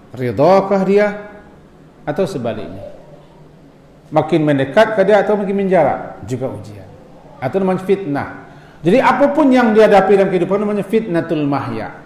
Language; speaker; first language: Malay; non-native, local second language; Minangkabau